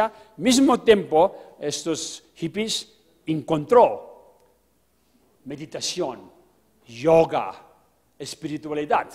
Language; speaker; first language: Spanish; non-native, fluent; Tibetan